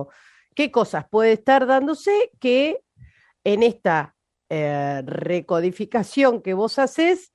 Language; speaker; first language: Spanish; native; Spanish